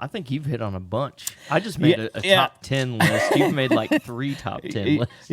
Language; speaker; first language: English; native; English